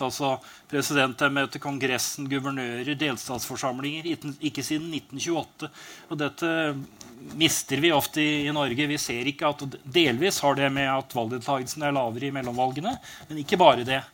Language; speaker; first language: Norwegian; native; Norwegian